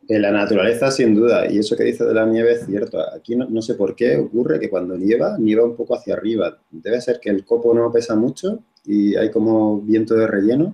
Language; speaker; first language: Spanish; native; Spanish